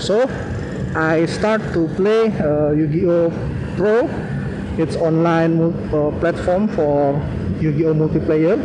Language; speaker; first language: English; non-native, learner; Indonesian